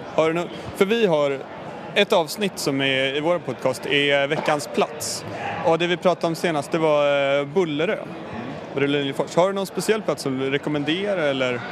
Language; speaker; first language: Swedish; native; Swedish